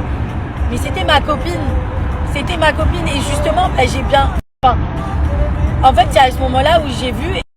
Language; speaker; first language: French; native; French